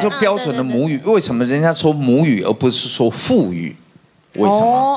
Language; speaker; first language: Chinese; native; Chinese